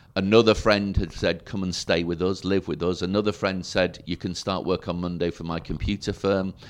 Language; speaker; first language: English; native; English